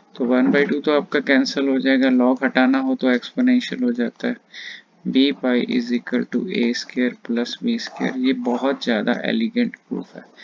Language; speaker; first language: Hindi; non-native, local second language; Punjabi